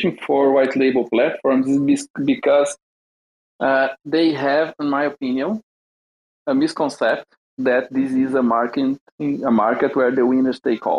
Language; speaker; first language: English; non-native, fluent; Portuguese